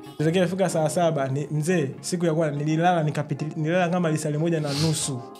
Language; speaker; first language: Swahili; native; Swahili